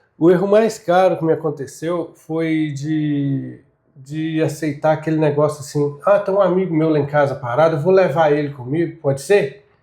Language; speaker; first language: Portuguese; native; Portuguese